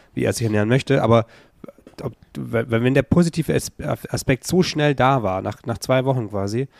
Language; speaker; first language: German; native; German